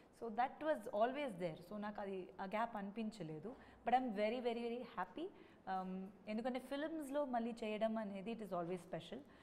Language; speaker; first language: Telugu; non-native, local second language; Tamil